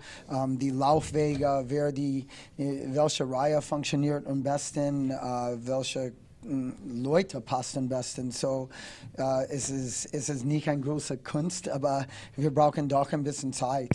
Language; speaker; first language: German; non-native, fluent; English